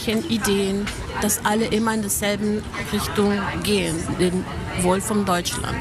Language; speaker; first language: German; non-native, fluent; Spanish